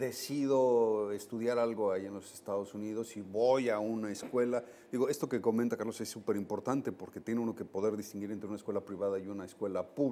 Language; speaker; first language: Spanish; native; Spanish